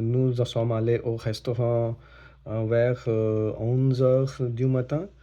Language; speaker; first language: French; non-native, learner; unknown